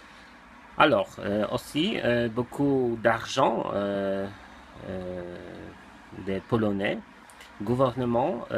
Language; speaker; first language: French; non-native, learner; Polish